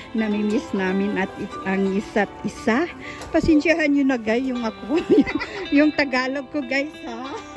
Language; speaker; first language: Filipino; non-native, local second language; Cebuano